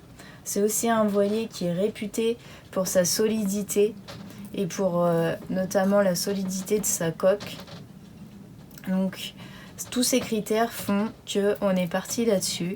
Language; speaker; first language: French; native; French